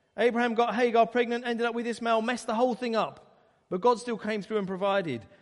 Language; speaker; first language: English; native; English